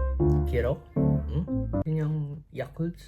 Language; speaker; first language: Korean; non-native, learner; Filipino